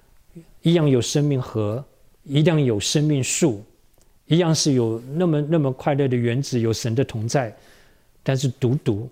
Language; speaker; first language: Chinese; native; Chinese